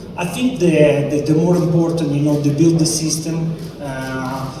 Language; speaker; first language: English; non-native, learner; Ukrainian